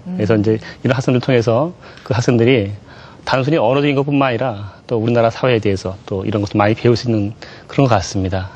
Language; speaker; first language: Korean; native; Korean